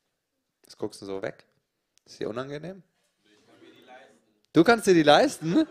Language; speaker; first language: German; native; German